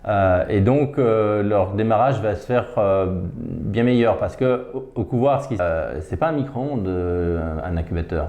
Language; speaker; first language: French; native; French